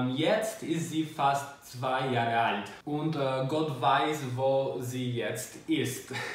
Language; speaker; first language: German; non-native, learner; Albanian